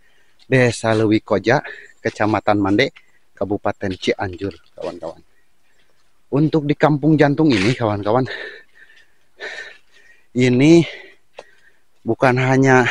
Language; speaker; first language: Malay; non-native, local second language; Sundanese